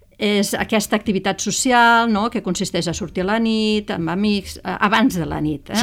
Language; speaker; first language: Catalan; native; Catalan